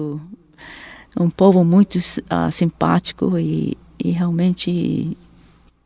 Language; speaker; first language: Portuguese; non-native, fluent; English